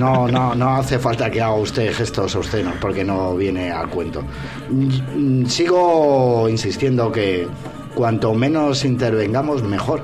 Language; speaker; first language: Spanish; native; Spanish